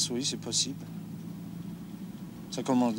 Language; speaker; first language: French; native; French